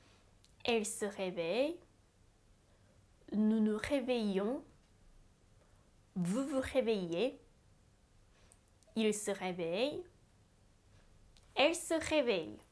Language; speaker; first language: French; non-native, fluent; Japanese